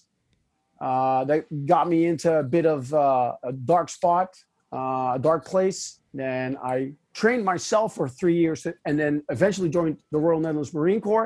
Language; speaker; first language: English; non-native, fluent; Dutch